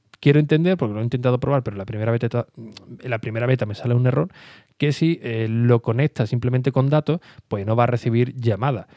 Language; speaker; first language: Spanish; native; Spanish